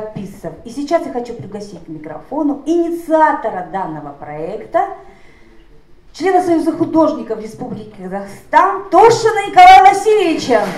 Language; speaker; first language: Russian; native; Russian